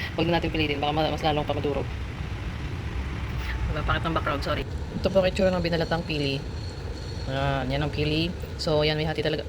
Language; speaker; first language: Filipino; non-native, local second language; Bikol